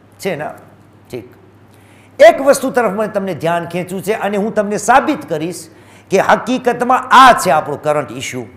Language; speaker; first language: Gujarati; early bilingual, heritage; Gujarati